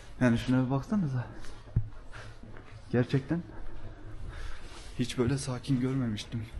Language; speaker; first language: Turkish; native; Turkish